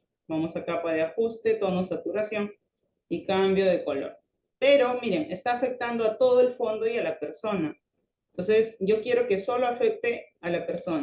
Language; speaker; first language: Spanish; native; Spanish